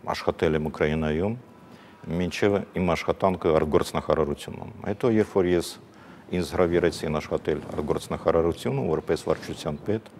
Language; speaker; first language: Armenian; non-native, fluent; Ukrainian